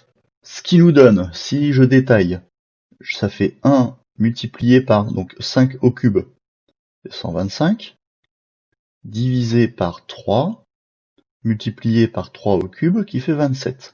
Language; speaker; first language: French; native; French